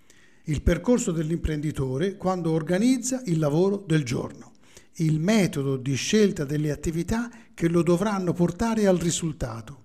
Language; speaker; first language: Italian; native; Italian